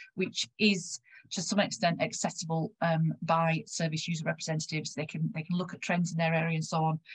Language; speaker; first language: English; native; English